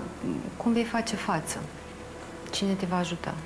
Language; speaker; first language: Romanian; native; Romanian